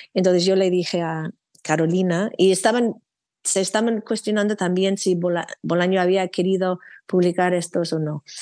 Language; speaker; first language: Spanish; non-native, fluent; English